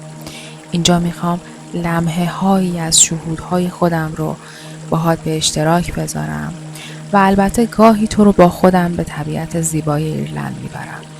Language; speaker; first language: Persian; native; Persian